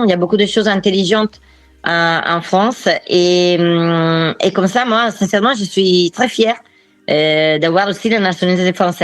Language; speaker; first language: French; non-native, fluent; Italian